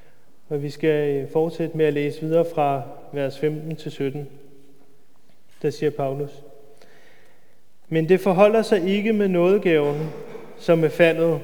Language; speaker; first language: Danish; native; Danish